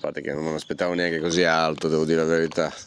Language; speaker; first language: Italian; native; Italian